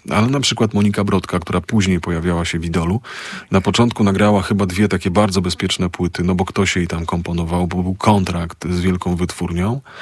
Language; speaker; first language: Polish; native; Polish